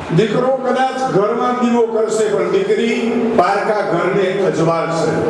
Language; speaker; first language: Gujarati; non-native, local second language; Kachhi